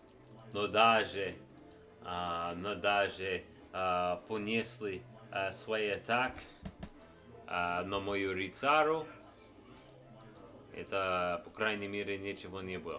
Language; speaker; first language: Russian; non-native, learner; English